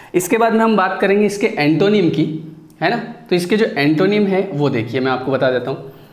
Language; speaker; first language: Hindi; native; Hindi